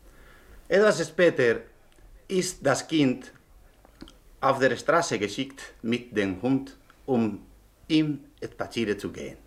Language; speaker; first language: German; non-native, learner; Spanish